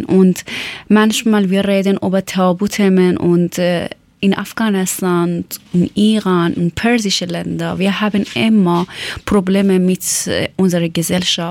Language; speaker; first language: German; non-native, learner; Persian